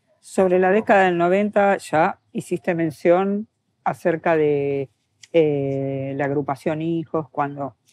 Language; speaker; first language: Spanish; native; Spanish